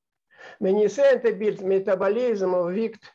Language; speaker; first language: Swedish; non-native, fluent; Russian